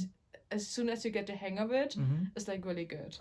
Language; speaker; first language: English; non-native, fluent; German